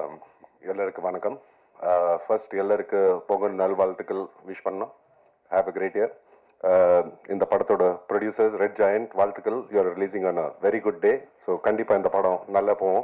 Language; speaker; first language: Tamil; non-native, local second language; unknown